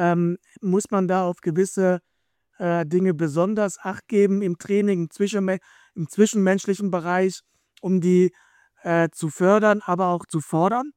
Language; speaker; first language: German; native; German